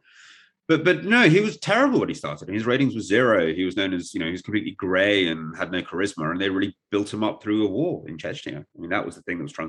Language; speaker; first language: English; non-native, local second language; Russian